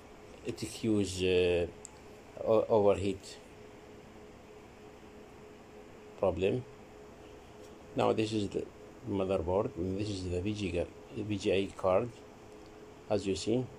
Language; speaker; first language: English; non-native, learner; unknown